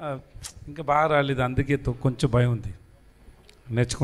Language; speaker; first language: Telugu; non-native, learner; Tamil